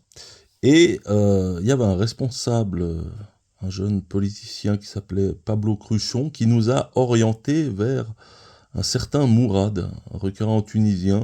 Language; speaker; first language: French; native; French